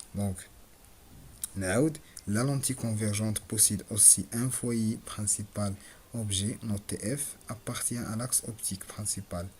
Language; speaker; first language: French; non-native, local second language; Arabic